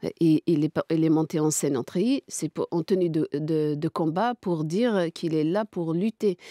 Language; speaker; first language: French; non-native, local second language; Kabyle